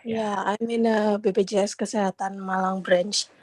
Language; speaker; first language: English; non-native, learner; Indonesian